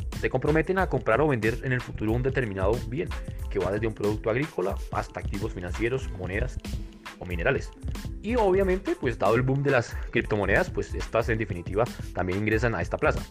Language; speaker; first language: Spanish; native; Spanish